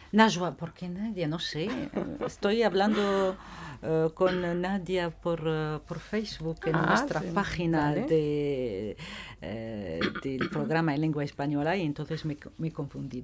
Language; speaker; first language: Spanish; non-native, fluent; Arabic